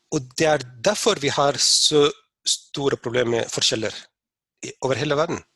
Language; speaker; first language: Norwegian; non-native, fluent; Arabic